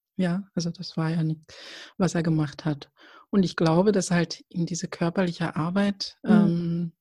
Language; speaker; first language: German; early bilingual, other home language; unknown